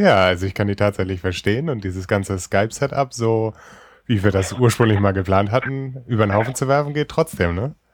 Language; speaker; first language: German; native; German